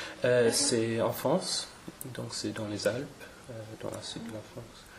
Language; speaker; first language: French; non-native, fluent; English